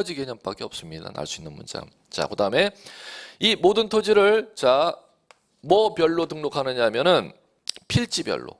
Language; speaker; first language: Korean; native; Korean